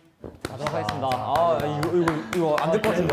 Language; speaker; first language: Korean; native; Korean